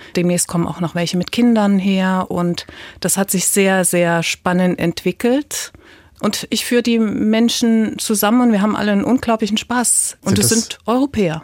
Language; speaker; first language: German; native; German